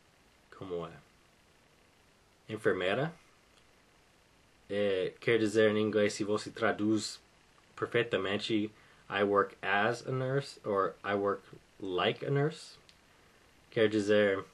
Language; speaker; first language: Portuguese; non-native, fluent; English